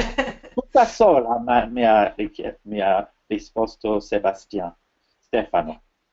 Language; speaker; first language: Italian; non-native, fluent; French